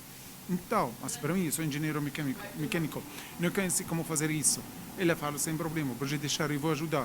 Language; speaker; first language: Portuguese; non-native, learner; Arabic